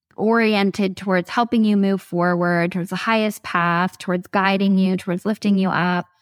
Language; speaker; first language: English; native; English